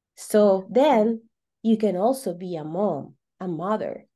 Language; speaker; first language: English; non-native, fluent; Spanish